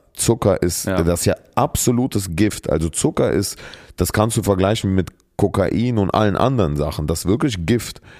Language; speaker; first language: German; early bilingual, other home language; Russian